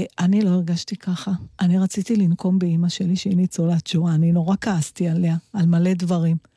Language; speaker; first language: Hebrew; native; Hebrew